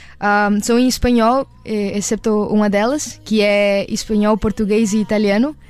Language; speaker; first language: Portuguese; non-native, fluent; Spanish